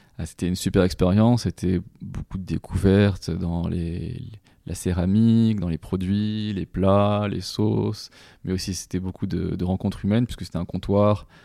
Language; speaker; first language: French; native; French